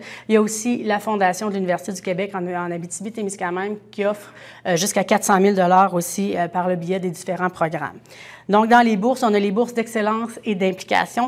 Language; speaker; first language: French; native; French